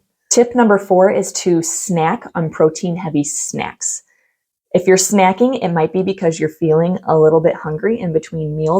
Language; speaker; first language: English; native; English